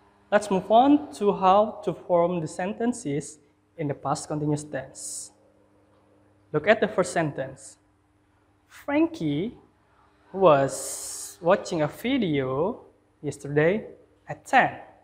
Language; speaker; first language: English; non-native, fluent; Indonesian